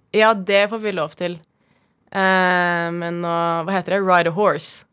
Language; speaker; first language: Norwegian; native; Norwegian